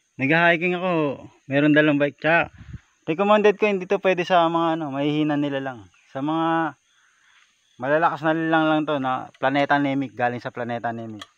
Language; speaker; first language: Filipino; native; Filipino